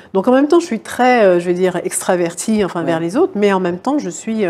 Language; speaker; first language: French; native; French